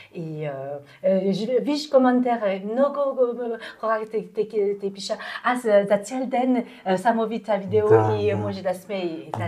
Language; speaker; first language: Bulgarian; non-native, learner; French